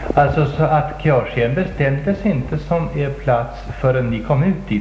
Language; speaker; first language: Swedish; native; Swedish